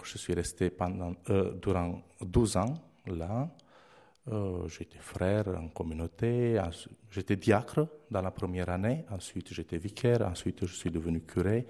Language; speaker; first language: French; non-native, fluent; Romanian